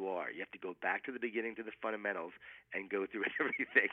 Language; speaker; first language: English; native; English